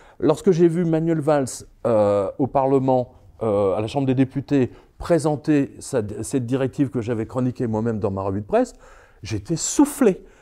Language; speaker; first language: French; early bilingual, other home language; Serbian